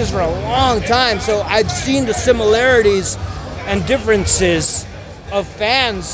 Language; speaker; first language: English; native; English